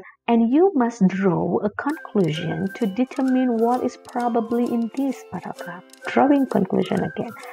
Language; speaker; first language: English; non-native, fluent; Indonesian